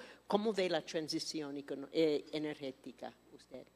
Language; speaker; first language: Spanish; non-native, fluent; English